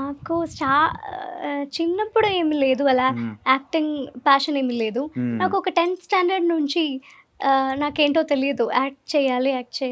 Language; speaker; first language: Telugu; non-native, learner; Malayalam